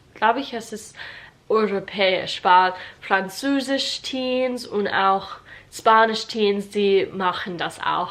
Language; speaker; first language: German; non-native, learner; English